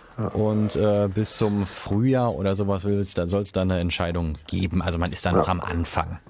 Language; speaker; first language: German; native; German